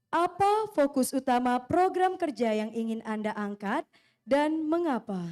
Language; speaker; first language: Indonesian; native; Indonesian